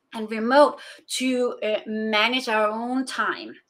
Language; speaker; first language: English; non-native, fluent; Danish